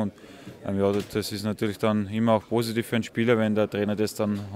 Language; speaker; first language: German; native; German